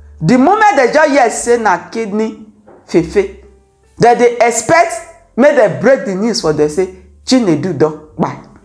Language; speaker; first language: Nigerian Pidgin; native; Nigerian Pidgin